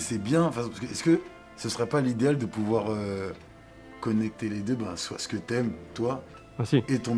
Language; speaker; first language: French; native; French